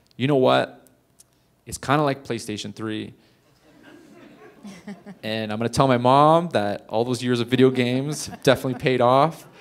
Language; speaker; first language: English; native; English